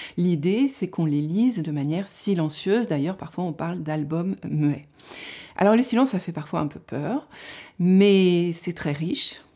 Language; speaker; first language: French; native; French